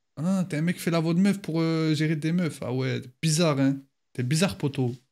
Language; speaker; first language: French; native; French